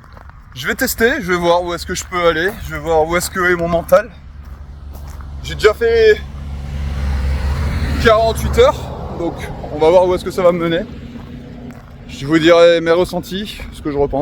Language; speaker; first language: French; native; French